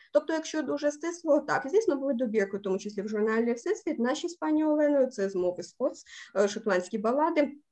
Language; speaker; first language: Ukrainian; native; Ukrainian